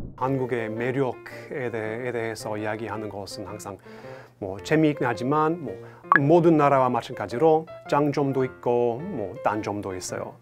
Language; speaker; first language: Korean; non-native, fluent; English